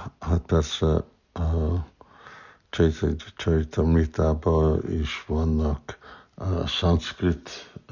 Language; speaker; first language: Hungarian; non-native, fluent; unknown